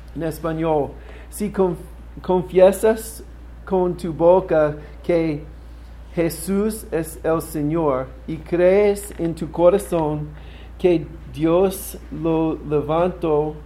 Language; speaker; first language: Spanish; non-native, learner; English